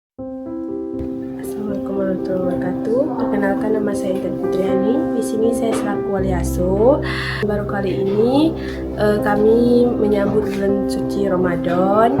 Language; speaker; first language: Indonesian; native; Indonesian